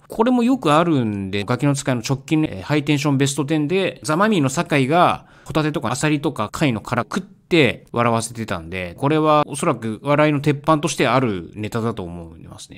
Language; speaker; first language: Japanese; native; Japanese